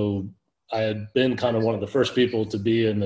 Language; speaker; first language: English; native; English